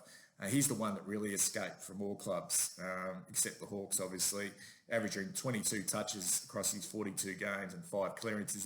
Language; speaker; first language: English; native; English